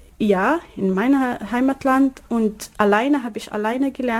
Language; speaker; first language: German; non-native, learner; Arabic